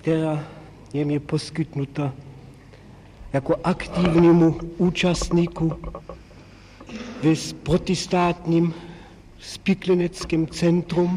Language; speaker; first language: Czech; non-native, fluent; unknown